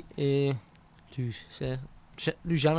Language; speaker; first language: French; non-native, local second language; Dutch